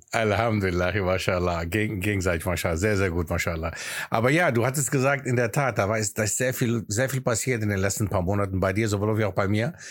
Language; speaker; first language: German; early bilingual, other home language; Greek